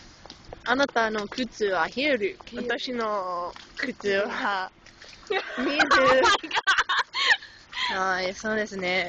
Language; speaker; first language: Japanese; non-native, learner; English